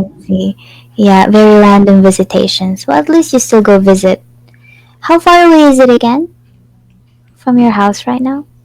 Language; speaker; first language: English; non-native, fluent; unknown